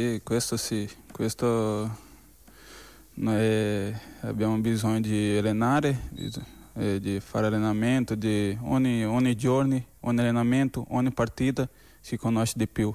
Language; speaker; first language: Italian; non-native, fluent; Portuguese